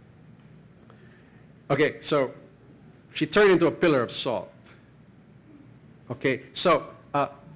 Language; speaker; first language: English; non-native, local second language; Filipino